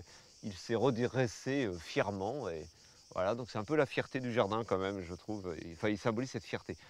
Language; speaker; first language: French; native; French